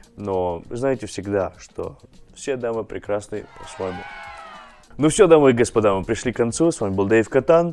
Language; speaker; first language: Russian; non-native, fluent; English